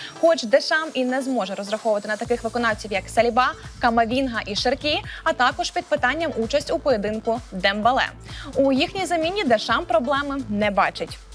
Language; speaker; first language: Ukrainian; native; Ukrainian